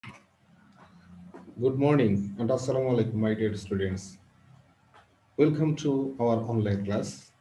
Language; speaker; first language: English; non-native, local second language; Bangla